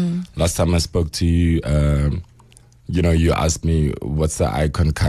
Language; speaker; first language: English; non-native, local second language; Northern Sotho